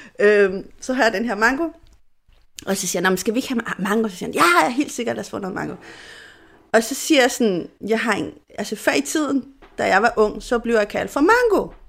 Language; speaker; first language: Danish; non-native, fluent; Spanish